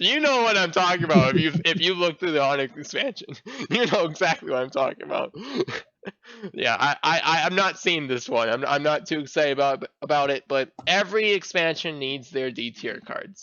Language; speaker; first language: English; native; English